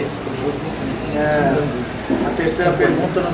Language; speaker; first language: Portuguese; non-native, local second language; Guarani